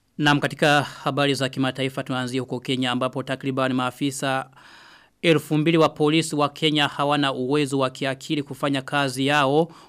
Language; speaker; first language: Swahili; non-native, local second language; Rundi